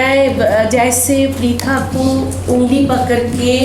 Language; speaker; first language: Hindi; non-native, local second language; Bangla